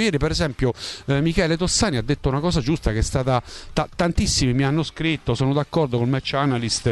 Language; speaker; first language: Italian; native; Italian